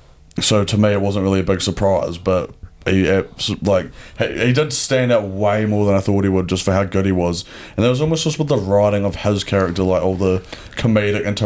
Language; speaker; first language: English; native; English